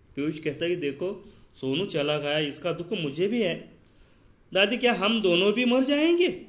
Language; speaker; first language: Hindi; non-native, local second language; Marathi